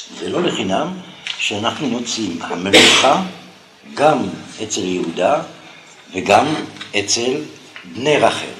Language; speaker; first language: Hebrew; non-native, fluent; French